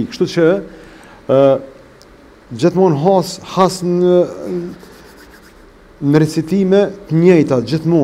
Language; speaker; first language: Albanian; native; Albanian